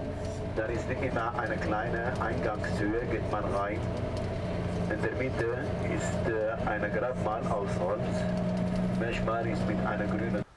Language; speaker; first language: German; non-native, fluent; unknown